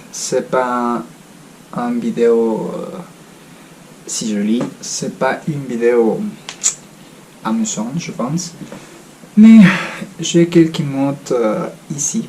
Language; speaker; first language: French; non-native, fluent; Spanish